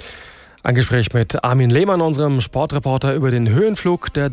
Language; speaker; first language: German; native; German